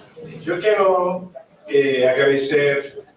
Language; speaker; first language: Spanish; non-native, learner; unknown